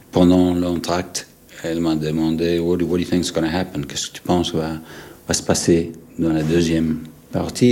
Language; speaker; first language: French; non-native, fluent; English